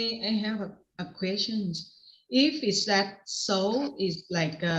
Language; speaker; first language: English; non-native, fluent; Thai